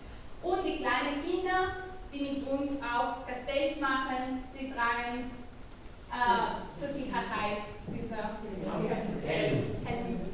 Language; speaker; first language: German; non-native, learner; Catalan